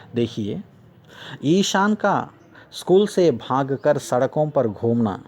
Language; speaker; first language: Hindi; non-native, local second language; Telugu